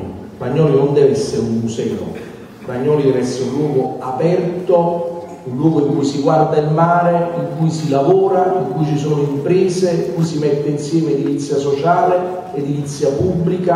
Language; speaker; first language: Italian; native; Italian